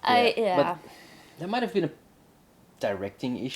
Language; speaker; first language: English; non-native, fluent; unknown